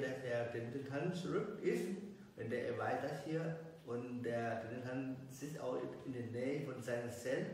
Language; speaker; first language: German; non-native, learner; Vietnamese